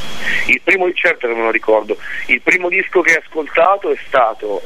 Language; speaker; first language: Italian; native; Italian